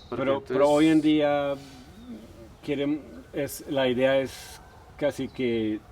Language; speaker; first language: Spanish; non-native, fluent; Swedish